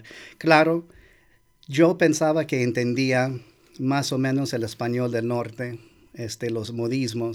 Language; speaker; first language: Spanish; non-native, fluent; English